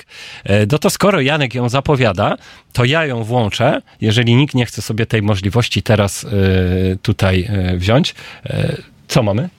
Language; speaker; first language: Polish; native; Polish